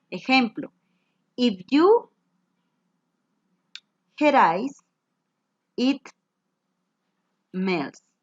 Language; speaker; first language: English; non-native, fluent; Spanish